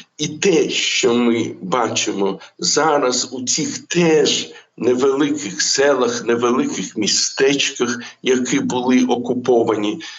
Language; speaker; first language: Ukrainian; non-native, local second language; Russian